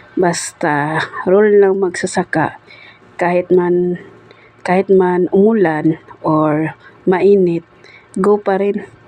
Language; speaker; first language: Filipino; non-native, local second language; Cebuano